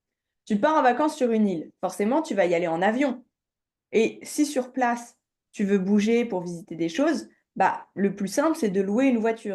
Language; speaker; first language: French; native; French